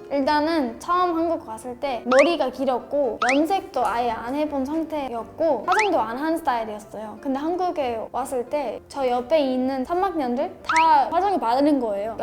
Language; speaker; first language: Korean; non-native, fluent; English